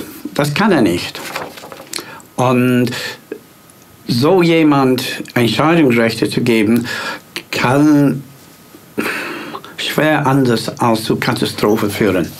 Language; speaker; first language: German; non-native, fluent; English